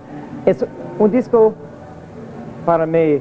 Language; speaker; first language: Spanish; non-native, learner; English